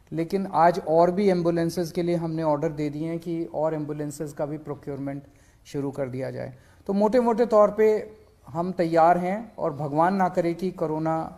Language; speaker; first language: Hindi; native; Hindi